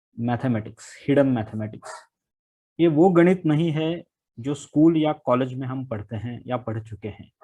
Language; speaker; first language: Hindi; non-native, local second language; Marathi